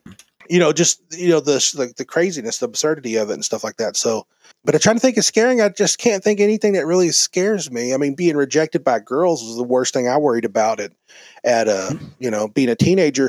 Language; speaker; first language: English; native; English